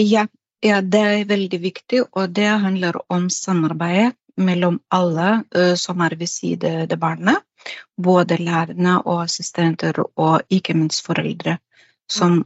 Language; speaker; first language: Norwegian; non-native, fluent; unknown